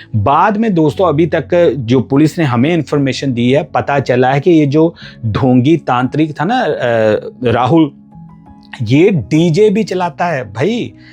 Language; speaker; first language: Hindi; non-native, local second language; Punjabi